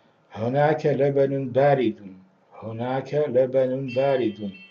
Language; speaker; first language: Arabic; non-native, fluent; Russian